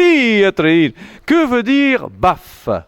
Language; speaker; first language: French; non-native, fluent; Portuguese